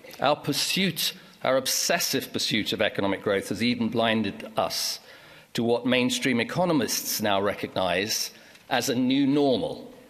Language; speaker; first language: English; native; English